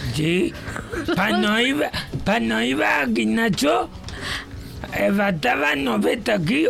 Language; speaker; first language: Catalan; non-native, local second language; Spanish